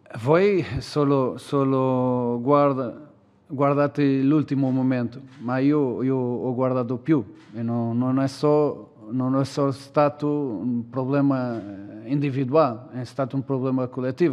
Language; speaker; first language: Italian; non-native, learner; Portuguese